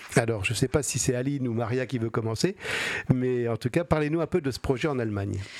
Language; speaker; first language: French; native; French